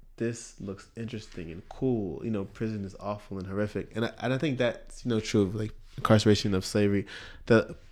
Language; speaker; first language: English; native; English